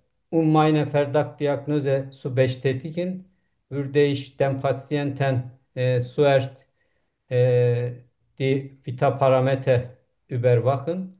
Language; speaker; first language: German; non-native, learner; Turkish